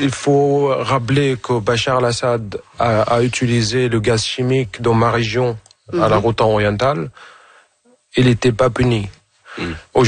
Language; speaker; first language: French; non-native, fluent; Arabic